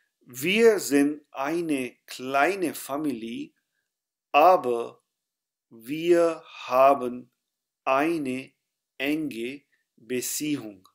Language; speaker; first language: German; non-native, fluent; Urdu